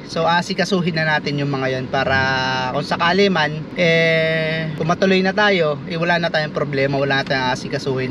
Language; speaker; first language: Filipino; native; Filipino